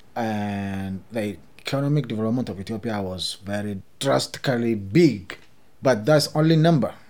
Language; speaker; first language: English; non-native, fluent; Oromo